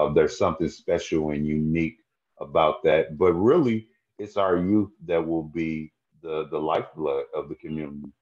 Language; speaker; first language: English; native; English